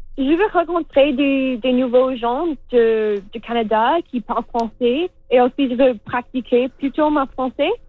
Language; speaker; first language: French; non-native, learner; English